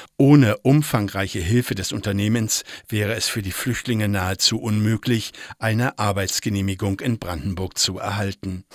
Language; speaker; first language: German; native; German